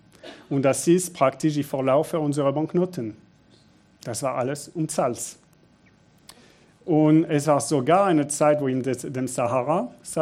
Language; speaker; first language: German; non-native, fluent; French